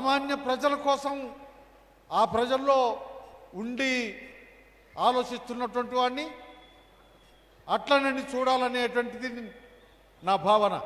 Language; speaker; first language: Telugu; native; Telugu